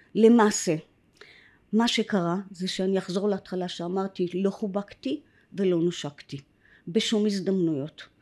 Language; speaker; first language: Hebrew; native; Hebrew